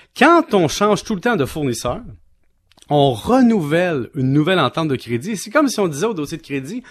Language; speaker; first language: French; native; French